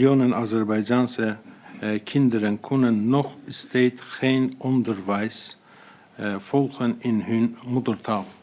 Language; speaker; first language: Dutch; non-native, fluent; Azerbaijani